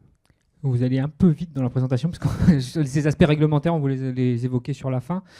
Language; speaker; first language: French; native; French